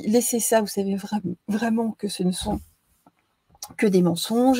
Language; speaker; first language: French; native; French